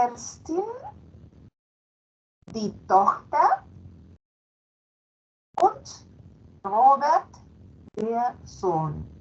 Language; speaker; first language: German; non-native, fluent; Spanish